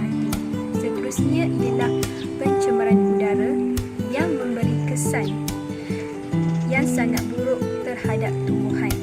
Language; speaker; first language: Malay; native; Malay